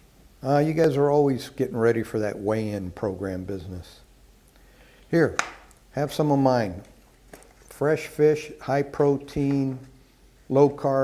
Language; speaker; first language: English; native; English